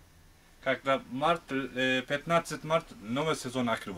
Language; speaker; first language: Russian; non-native, learner; Turkish